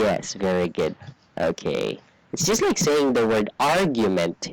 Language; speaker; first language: English; non-native, fluent; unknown